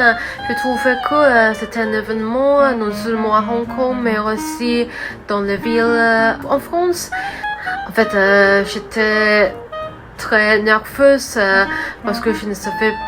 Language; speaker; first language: French; non-native, learner; Cantonese